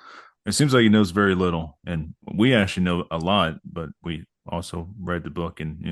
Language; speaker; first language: English; native; English